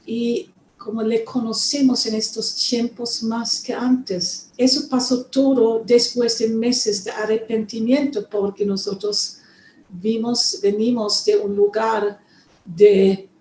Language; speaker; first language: Spanish; non-native, fluent; German